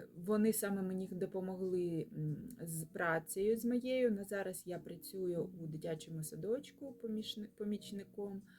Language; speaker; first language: Ukrainian; non-native, local second language; Russian